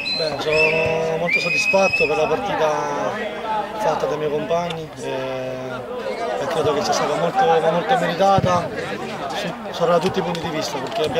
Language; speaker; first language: Italian; native; Italian